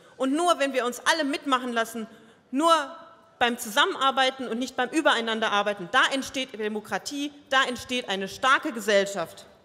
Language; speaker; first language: German; early bilingual, other home language; Croatian